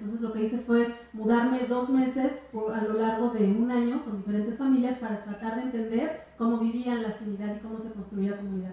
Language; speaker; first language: Spanish; native; Spanish